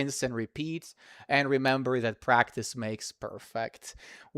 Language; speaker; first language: English; non-native, fluent; Serbian